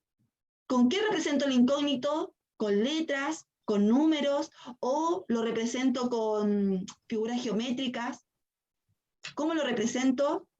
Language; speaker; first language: Spanish; native; Spanish